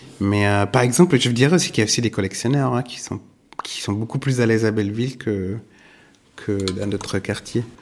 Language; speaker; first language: French; non-native, fluent; Italian